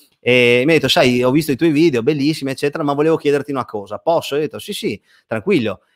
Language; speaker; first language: Italian; native; Italian